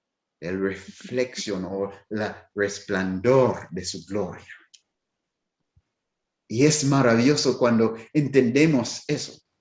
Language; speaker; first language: Spanish; non-native, fluent; English